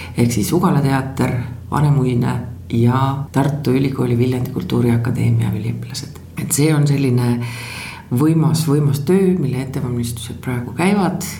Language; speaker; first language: Estonian; native; Estonian